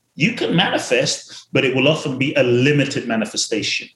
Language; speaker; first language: English; native; English